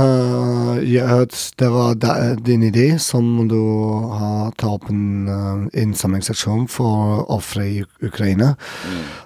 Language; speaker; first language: Norwegian; non-native, learner; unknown